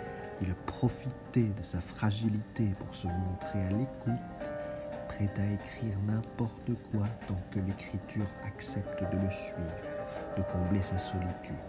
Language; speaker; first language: French; native; French